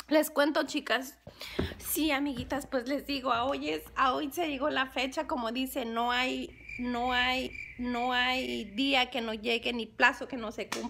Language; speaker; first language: Spanish; native; Spanish